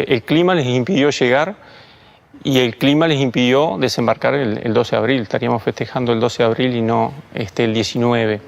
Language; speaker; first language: Spanish; native; Spanish